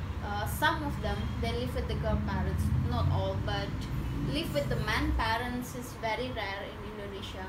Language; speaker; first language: English; non-native, fluent; Indonesian